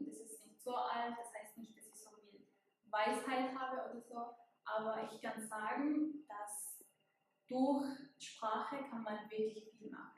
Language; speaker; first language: German; non-native, fluent; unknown